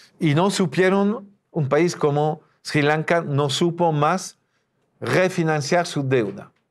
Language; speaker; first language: Spanish; non-native, fluent; French